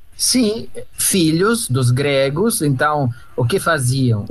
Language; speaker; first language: Portuguese; non-native, fluent; Italian